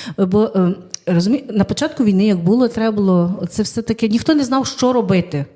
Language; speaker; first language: Ukrainian; native; Ukrainian